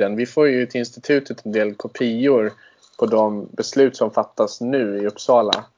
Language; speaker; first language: Swedish; non-native, fluent; English